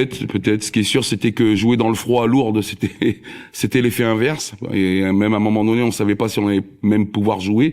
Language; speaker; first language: French; native; French